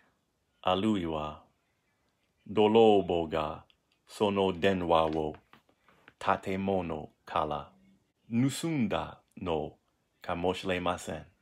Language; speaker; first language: Japanese; non-native, learner; English